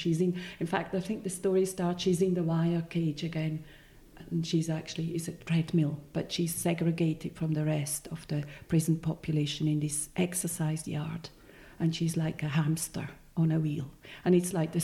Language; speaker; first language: English; non-native, fluent; Swiss German